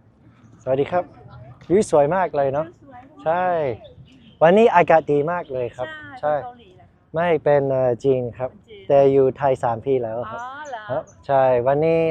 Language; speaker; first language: Thai; non-native, learner; English